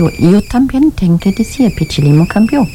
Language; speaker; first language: Spanish; non-native, learner; German